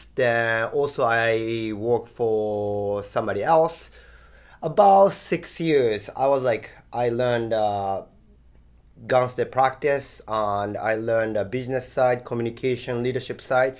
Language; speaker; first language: English; non-native, fluent; Japanese